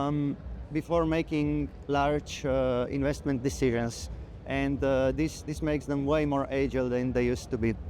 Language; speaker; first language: English; non-native, fluent; Slovenian